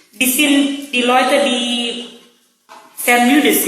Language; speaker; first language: German; non-native, learner; Indonesian